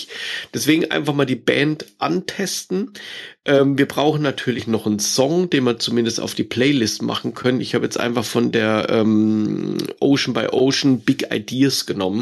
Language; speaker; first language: German; native; German